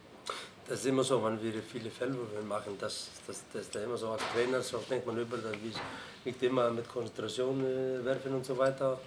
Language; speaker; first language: German; non-native, fluent; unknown